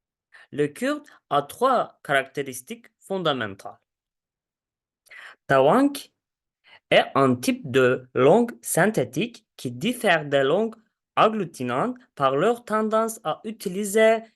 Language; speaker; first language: French; non-native, learner; Kurdish